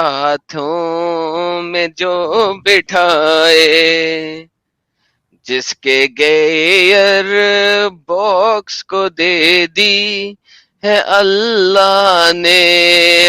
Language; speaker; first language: Hindi; native; Hindi